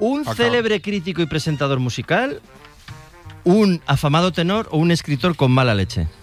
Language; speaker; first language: Spanish; native; Spanish